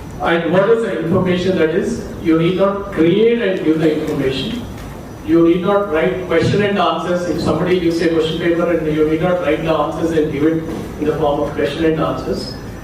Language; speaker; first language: English; non-native, local second language; Telugu